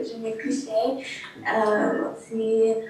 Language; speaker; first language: French; non-native, learner; English